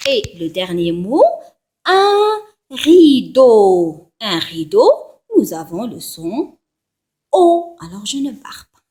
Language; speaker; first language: French; non-native, local second language; Arabic